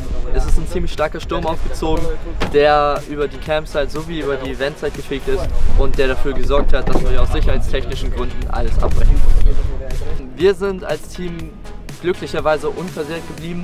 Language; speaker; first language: German; native; German